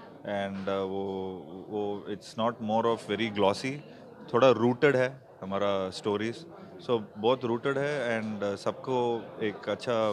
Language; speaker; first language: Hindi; non-native, local second language; Tamil